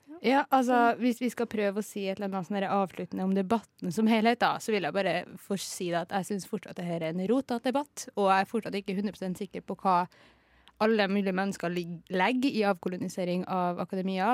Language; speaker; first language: Norwegian; native; Norwegian